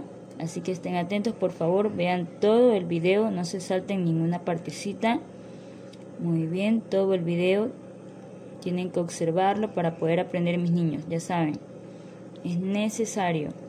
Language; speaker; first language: Spanish; native; Spanish